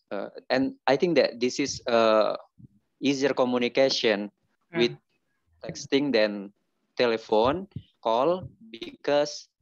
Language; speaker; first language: English; non-native, learner; Indonesian